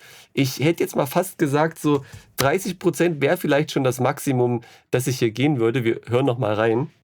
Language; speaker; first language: German; native; German